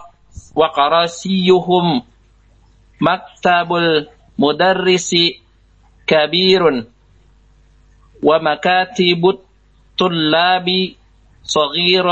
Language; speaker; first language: Arabic; non-native, learner; Indonesian